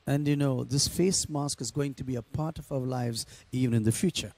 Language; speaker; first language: English; non-native, local second language; Tamil